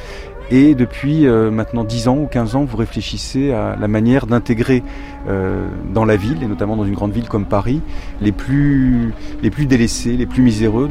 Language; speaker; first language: French; native; French